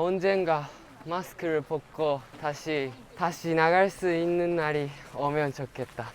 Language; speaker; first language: Korean; non-native, learner; Japanese